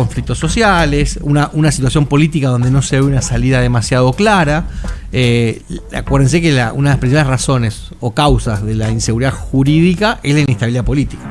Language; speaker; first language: Spanish; native; Spanish